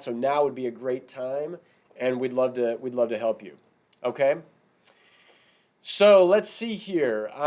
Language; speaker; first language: English; native; English